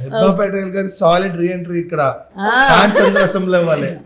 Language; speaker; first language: Telugu; native; Telugu